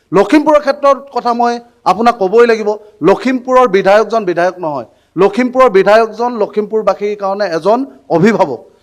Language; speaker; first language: Assamese; native; Assamese